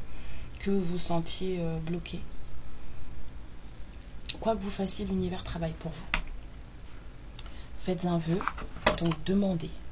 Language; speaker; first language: French; native; French